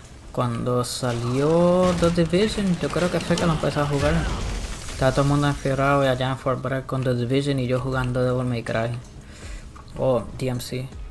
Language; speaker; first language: Spanish; native; Spanish